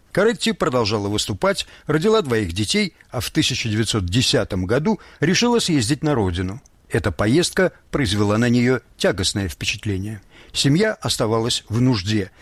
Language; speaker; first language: Russian; native; Russian